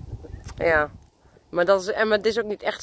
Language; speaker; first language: Dutch; native; Dutch